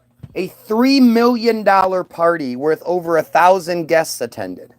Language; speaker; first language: English; native; English